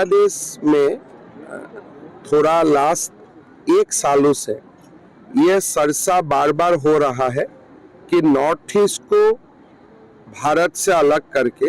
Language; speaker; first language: Hindi; non-native, local second language; Assamese